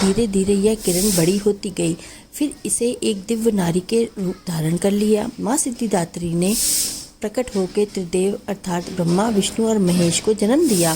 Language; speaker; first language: Hindi; native; Hindi